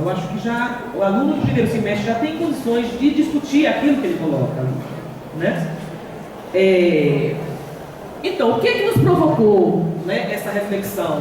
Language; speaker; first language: Portuguese; native; Portuguese